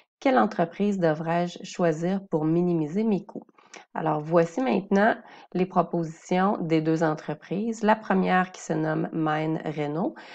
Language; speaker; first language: French; native; French